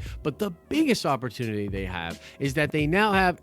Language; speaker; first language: English; native; English